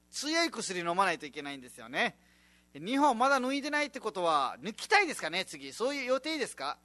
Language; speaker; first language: Japanese; non-native, fluent; Nepali